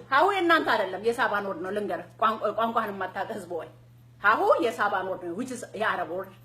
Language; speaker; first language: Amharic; non-native, local second language; Oromo